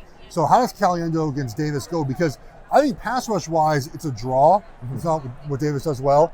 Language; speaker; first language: English; native; English